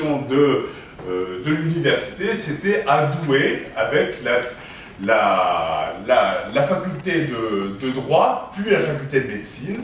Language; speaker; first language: French; native; French